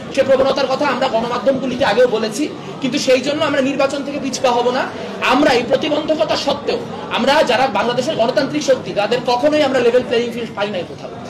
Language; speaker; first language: Bangla; native; Bangla